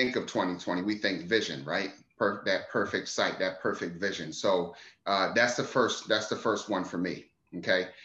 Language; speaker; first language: English; native; English